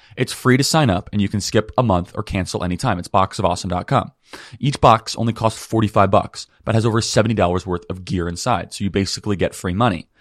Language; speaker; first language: English; native; English